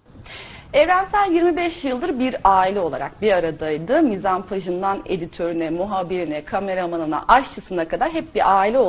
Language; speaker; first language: Turkish; native; Turkish